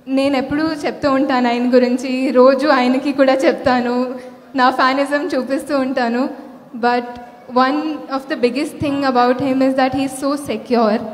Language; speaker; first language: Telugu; non-native, fluent; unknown